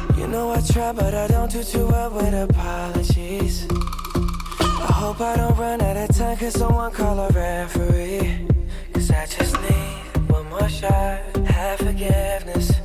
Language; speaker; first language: English; non-native, local second language; Bangla